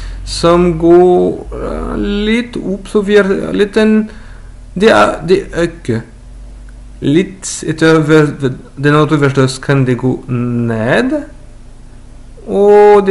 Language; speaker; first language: Norwegian; non-native, learner; French